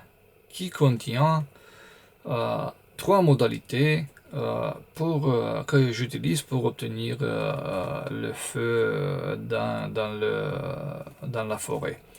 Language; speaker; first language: French; non-native, fluent; Romanian